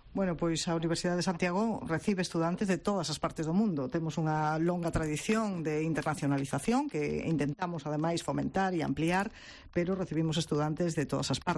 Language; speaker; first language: Spanish; non-native, local second language; Galician